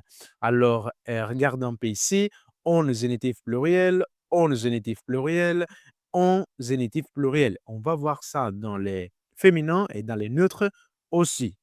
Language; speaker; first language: French; non-native, learner; Greek